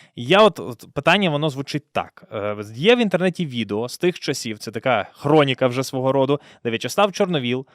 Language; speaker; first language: Ukrainian; native; Ukrainian